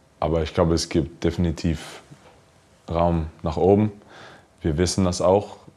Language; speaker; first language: German; early bilingual, heritage; English